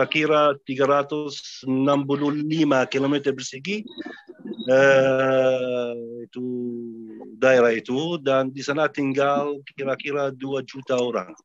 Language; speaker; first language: Indonesian; non-native, fluent; Arabic